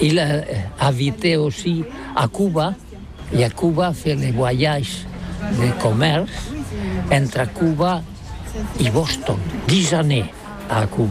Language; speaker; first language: French; non-native, learner; Catalan